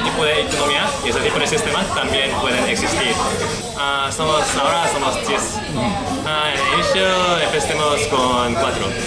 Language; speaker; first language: Spanish; non-native, learner; Korean